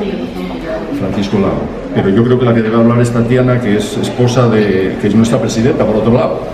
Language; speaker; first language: Spanish; native; Spanish